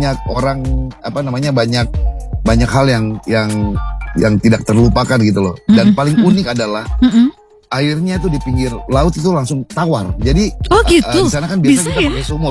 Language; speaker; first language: Indonesian; native; Indonesian